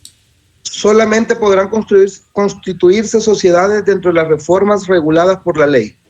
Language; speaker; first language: Spanish; native; Spanish